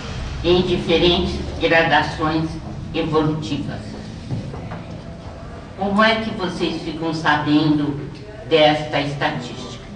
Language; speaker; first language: Portuguese; native; Portuguese